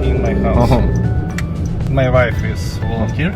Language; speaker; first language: English; non-native, learner; Russian